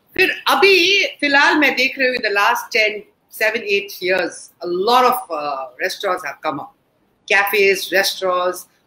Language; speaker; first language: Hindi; non-native, local second language; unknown